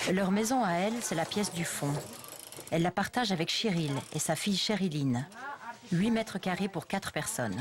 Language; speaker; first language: French; native; French